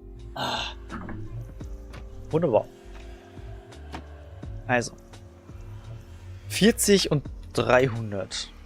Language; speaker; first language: German; native; German